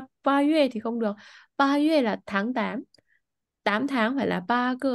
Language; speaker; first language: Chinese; non-native, fluent; Vietnamese